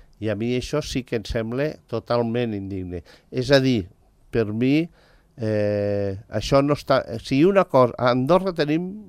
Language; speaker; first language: Catalan; native; Catalan